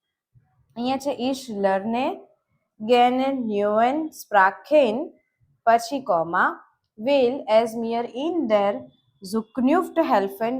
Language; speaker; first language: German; non-native, learner; Gujarati